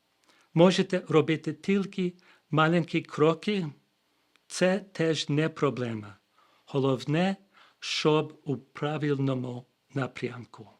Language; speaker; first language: Ukrainian; non-native, fluent; English